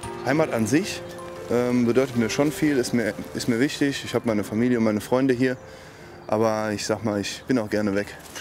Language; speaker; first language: German; native; German